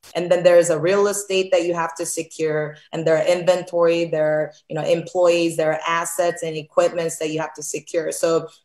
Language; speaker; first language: English; early bilingual, other home language; Korean